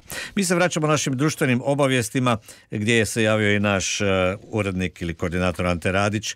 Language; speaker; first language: Croatian; native; Croatian